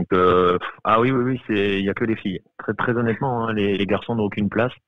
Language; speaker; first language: French; native; French